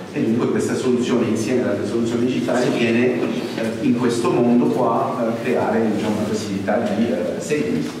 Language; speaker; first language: Italian; non-native, fluent; French